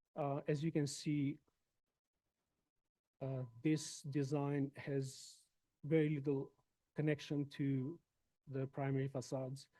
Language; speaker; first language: English; non-native, fluent; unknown